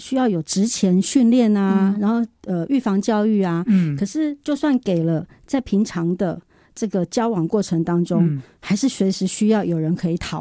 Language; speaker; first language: Chinese; native; Chinese